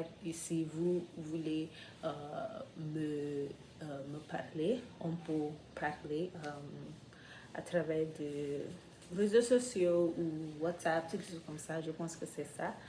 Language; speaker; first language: French; non-native, learner; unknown